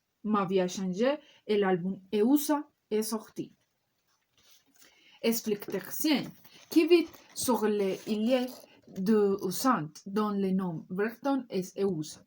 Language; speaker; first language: French; non-native, learner; Spanish